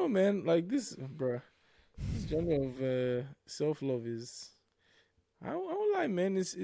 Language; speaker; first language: English; non-native, local second language; Yoruba